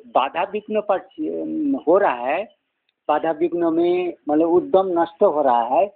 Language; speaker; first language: Hindi; non-native, local second language; Bangla